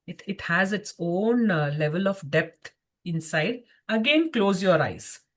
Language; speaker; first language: English; non-native, local second language; Kannada